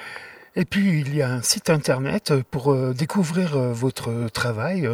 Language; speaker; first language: French; native; French